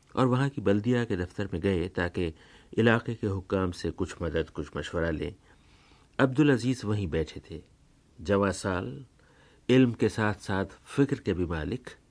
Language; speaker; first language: Urdu; native; Urdu